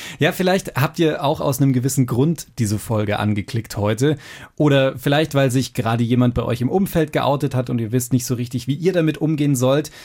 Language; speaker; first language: German; native; German